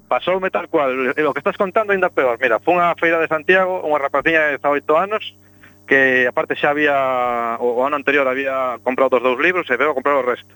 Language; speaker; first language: Galician; non-native, local second language; Spanish